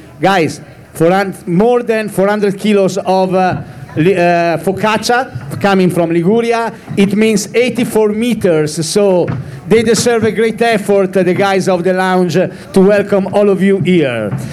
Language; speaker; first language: English; non-native, fluent; Italian